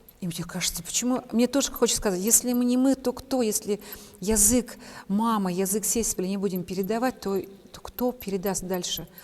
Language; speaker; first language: Russian; non-native, local second language; Chuvash